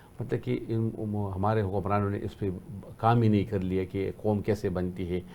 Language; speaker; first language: Urdu; non-native, local second language; Pashto